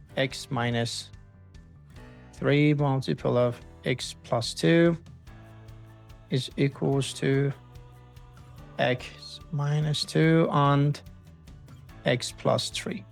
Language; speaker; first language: English; non-native, fluent; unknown